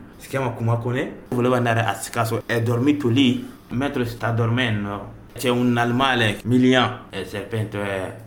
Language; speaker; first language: Italian; non-native, learner; Bambara